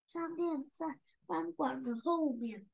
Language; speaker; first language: Chinese; non-native, learner; Vietnamese